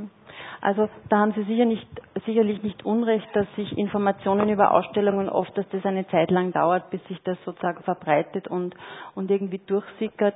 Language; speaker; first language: German; native; German